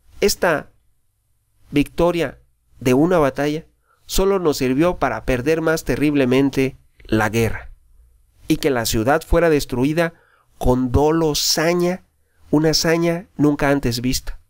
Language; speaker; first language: Spanish; native; Spanish